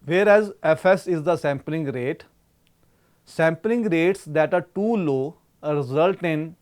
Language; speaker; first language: English; non-native, local second language; Punjabi